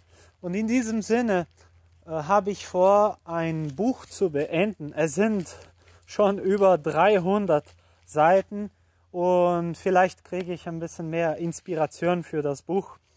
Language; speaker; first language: German; early bilingual, heritage; Portuguese